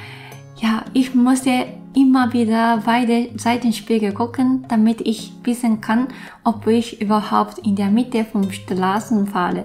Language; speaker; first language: German; non-native, fluent; Japanese